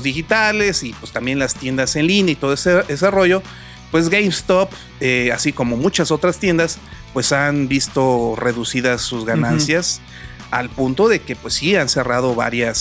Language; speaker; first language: Spanish; native; Spanish